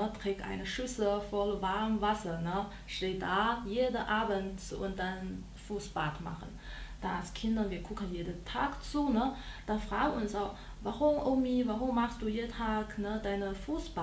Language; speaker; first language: German; non-native, learner; Chinese